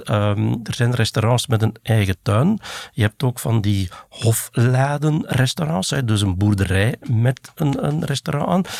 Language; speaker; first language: Dutch; native; Dutch